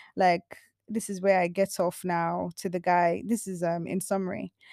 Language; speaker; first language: English; non-native, local second language; Yoruba